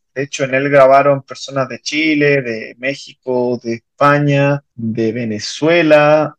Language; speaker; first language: Spanish; native; Spanish